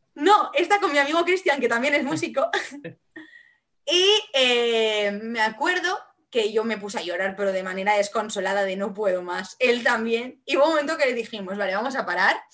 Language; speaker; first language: Spanish; non-native, local second language; Catalan